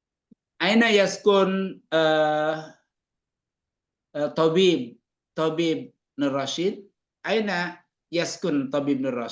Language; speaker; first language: Arabic; non-native, fluent; Indonesian